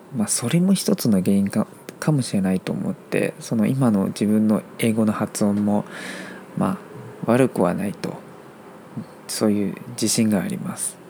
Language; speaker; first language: Japanese; non-native, fluent; Chinese